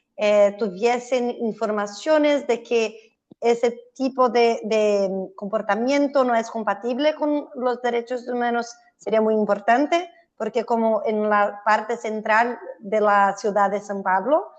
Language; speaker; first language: Spanish; non-native, fluent; Portuguese